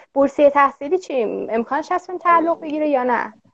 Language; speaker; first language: Persian; native; Persian